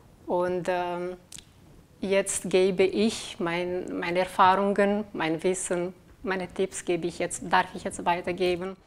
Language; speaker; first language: German; non-native, fluent; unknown